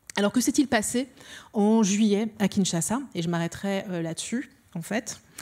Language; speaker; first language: French; early bilingual, other home language; Lingala